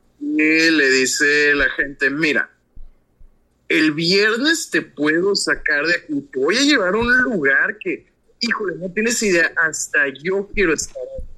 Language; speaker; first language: Spanish; native; Spanish